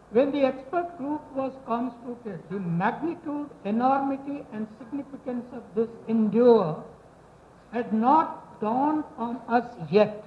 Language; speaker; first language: English; non-native, local second language; Telugu